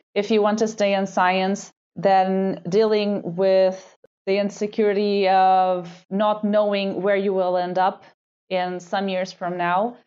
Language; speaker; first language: English; non-native, fluent; Portuguese